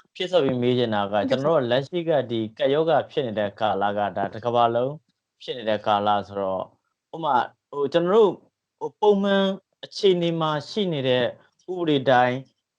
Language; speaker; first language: Burmese; native; Burmese